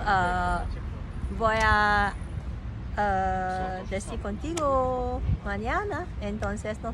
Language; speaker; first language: Spanish; non-native, learner; Cantonese